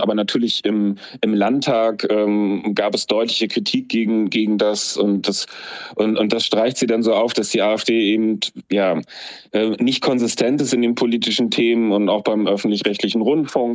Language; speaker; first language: German; native; German